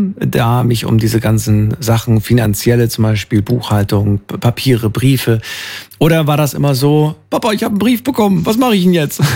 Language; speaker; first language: German; native; German